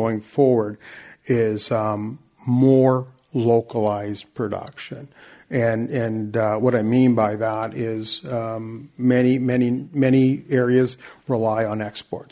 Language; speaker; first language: English; native; English